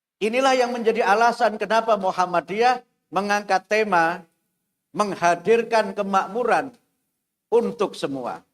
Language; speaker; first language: Indonesian; non-native, local second language; Javanese